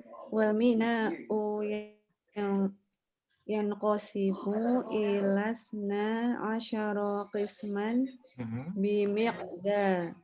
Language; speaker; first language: Arabic; non-native, learner; Indonesian